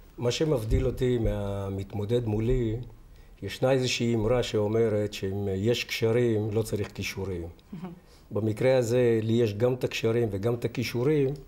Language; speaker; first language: Hebrew; native; Hebrew